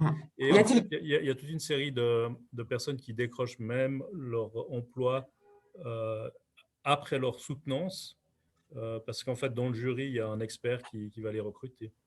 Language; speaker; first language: French; native; French